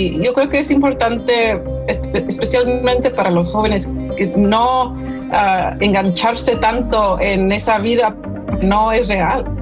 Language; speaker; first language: Spanish; early bilingual, heritage; English